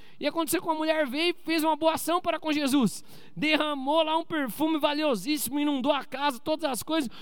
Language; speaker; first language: Portuguese; native; Portuguese